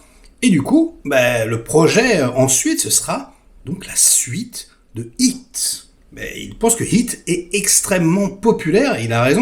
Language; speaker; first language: French; native; French